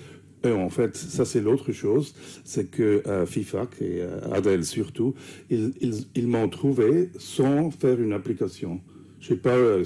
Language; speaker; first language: French; non-native, fluent; English